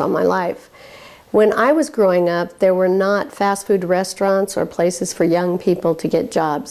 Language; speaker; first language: English; native; English